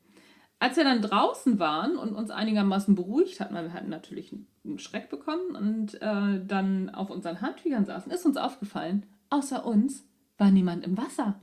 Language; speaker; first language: German; native; German